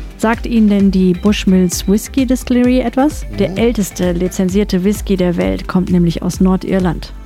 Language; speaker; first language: German; native; German